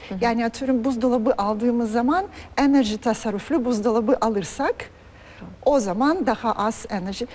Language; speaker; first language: Turkish; non-native, fluent; Russian